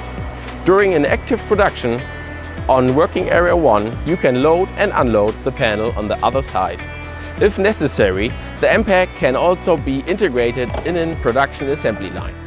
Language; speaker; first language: English; non-native, fluent; German